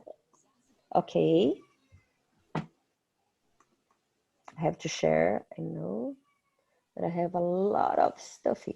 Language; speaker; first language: English; non-native, fluent; Portuguese